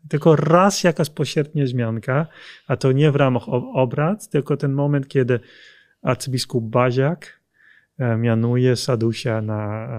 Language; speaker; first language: Polish; non-native, fluent; Dutch